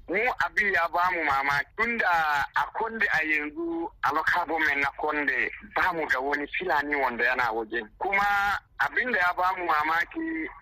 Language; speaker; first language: Hausa; non-native, local second language; Fula